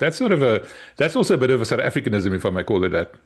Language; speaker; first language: English; non-native, local second language; Afrikaans